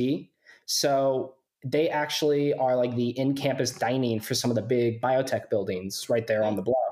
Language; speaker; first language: English; native; English